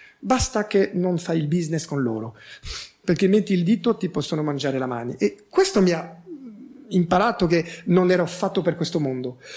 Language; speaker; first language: Italian; non-native, fluent; French